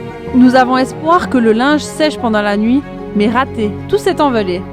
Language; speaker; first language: French; native; French